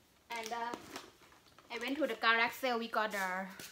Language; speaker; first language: English; non-native, learner; Thai